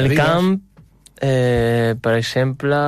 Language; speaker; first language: Catalan; non-native, local second language; Spanish